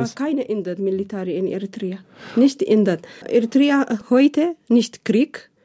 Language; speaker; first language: German; non-native, learner; Tigrinya